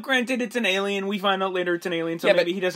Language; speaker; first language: English; native; English